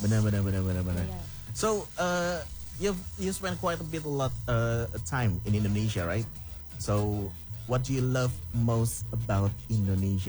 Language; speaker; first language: English; non-native, fluent; Indonesian